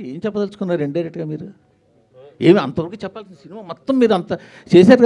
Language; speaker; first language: Telugu; native; Telugu